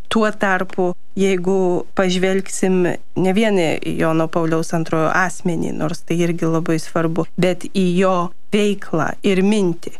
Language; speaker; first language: Lithuanian; early bilingual, heritage; Lithuanian